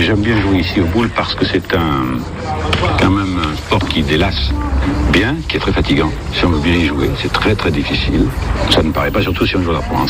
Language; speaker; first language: French; early bilingual, other home language; Italian